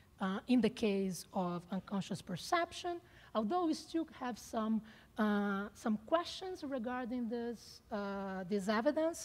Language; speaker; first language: English; non-native, fluent; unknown